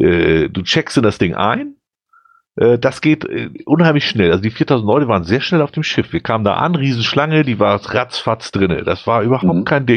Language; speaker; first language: German; native; German